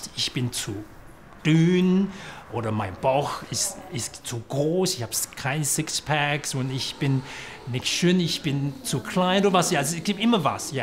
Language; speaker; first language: German; non-native, fluent; Chinese